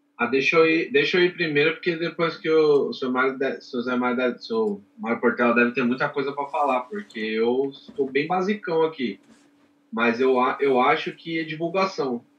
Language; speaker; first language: Portuguese; native; Portuguese